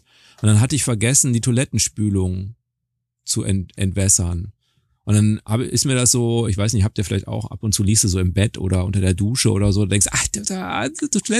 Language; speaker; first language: German; native; German